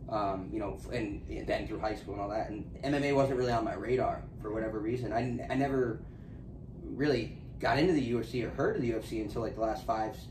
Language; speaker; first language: English; native; English